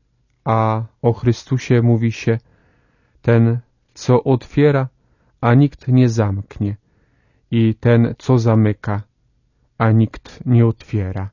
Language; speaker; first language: Polish; native; Polish